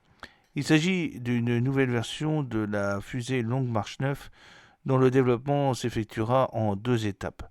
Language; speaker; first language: French; native; French